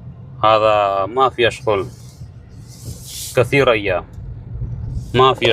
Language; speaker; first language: Arabic; non-native, learner; Malayalam